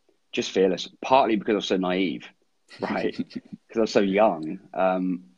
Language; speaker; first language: English; native; English